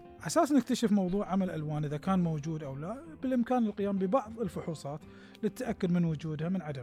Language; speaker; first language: Arabic; native; Arabic